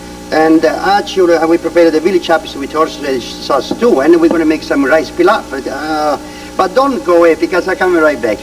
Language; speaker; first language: English; non-native, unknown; Italian